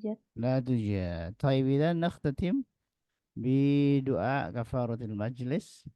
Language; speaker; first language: Arabic; non-native, fluent; Indonesian